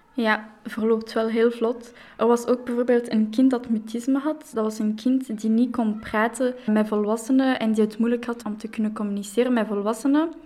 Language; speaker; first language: Dutch; non-native, local second language; French